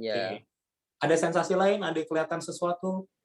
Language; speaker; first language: Indonesian; native; Indonesian